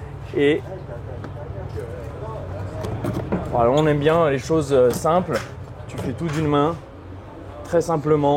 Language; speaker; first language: French; native; French